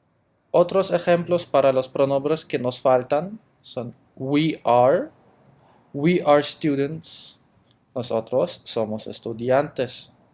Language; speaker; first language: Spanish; non-native, fluent; German